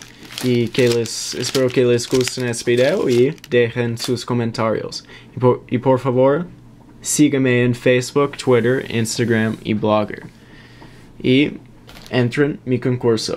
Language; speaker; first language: Spanish; non-native, learner; English